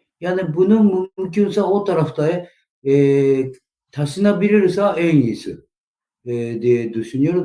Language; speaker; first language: Turkish; non-native, learner; Japanese